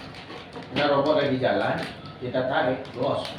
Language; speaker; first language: Indonesian; native; Indonesian